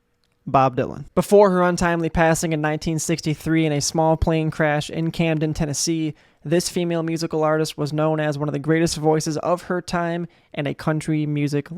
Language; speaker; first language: English; native; English